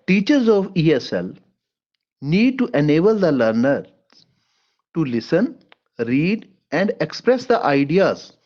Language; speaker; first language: English; non-native, local second language; Punjabi